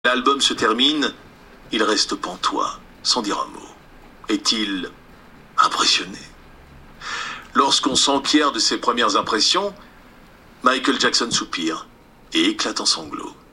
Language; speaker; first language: French; native; French